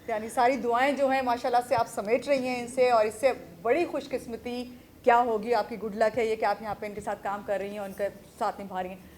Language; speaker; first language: Urdu; native; Urdu